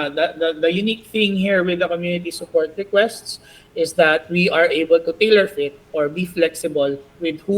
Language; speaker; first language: English; non-native, fluent; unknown